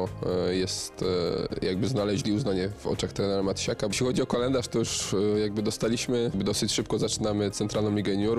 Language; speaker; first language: Polish; native; Polish